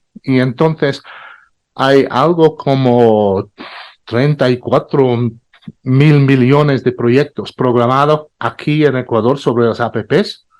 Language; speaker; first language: Spanish; non-native, fluent; English